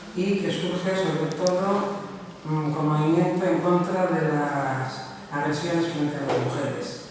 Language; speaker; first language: Spanish; native; Spanish